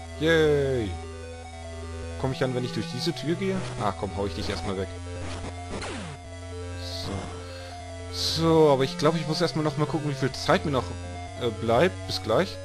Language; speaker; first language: German; native; German